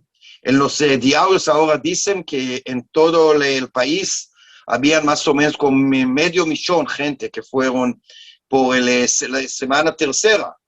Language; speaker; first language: Spanish; non-native, learner; Hebrew